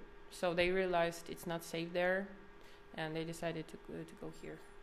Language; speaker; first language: English; non-native, fluent; Ukrainian